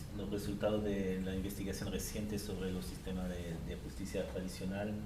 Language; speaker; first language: Spanish; native; Spanish